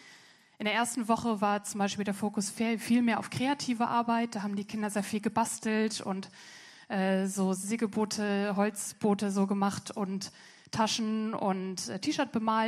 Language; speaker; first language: German; native; German